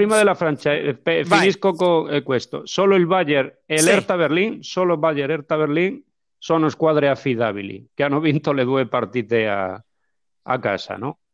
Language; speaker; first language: Italian; non-native, fluent; Spanish